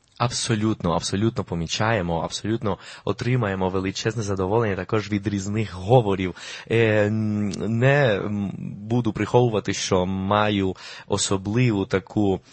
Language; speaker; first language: Ukrainian; non-native, fluent; Spanish